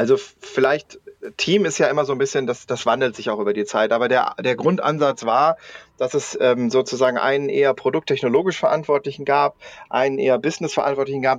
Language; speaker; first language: German; native; German